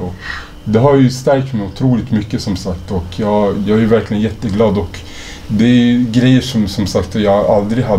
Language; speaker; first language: Swedish; native; Swedish